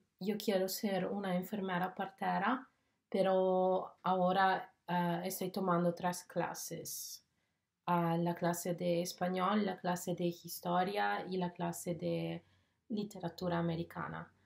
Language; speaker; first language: Spanish; non-native, learner; English